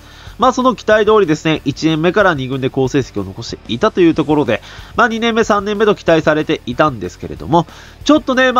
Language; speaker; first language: Japanese; native; Japanese